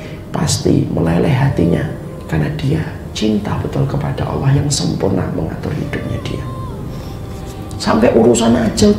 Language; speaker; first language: Indonesian; native; Indonesian